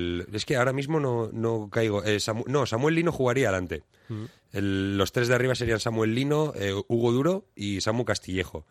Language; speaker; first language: Spanish; native; Spanish